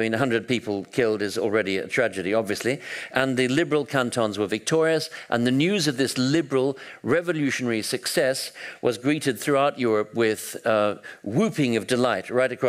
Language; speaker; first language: English; native; English